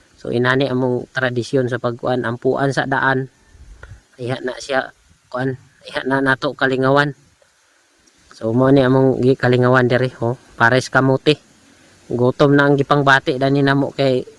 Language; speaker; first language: Cebuano; non-native, local second language; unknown